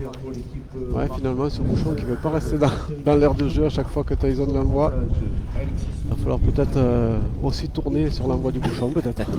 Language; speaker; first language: French; native; French